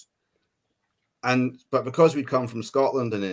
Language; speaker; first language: English; native; English